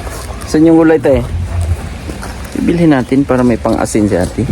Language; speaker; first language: Filipino; native; Filipino